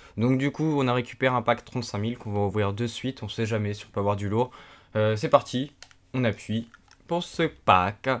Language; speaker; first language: French; native; French